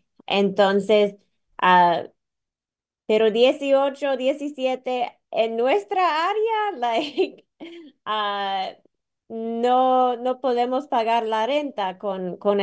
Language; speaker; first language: Spanish; non-native, fluent; English